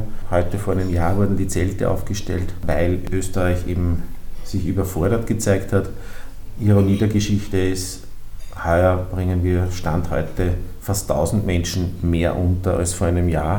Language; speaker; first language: German; native; German